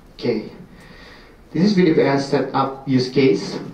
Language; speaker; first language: English; non-native, learner; Indonesian